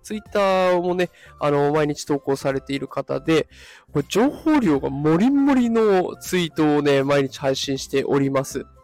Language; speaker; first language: Japanese; native; Japanese